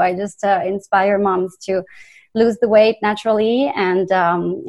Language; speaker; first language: English; non-native, fluent; French